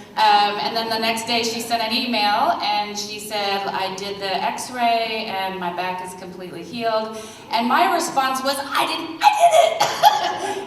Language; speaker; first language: English; native; English